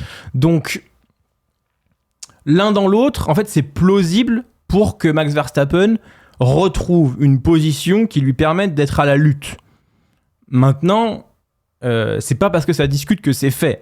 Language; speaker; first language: French; native; French